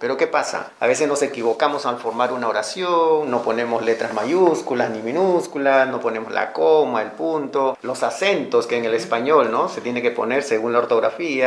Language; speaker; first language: Spanish; native; Spanish